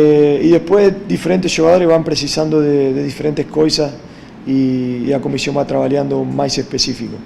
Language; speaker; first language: Portuguese; non-native, fluent; Spanish